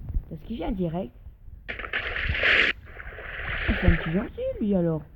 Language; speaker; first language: French; native; French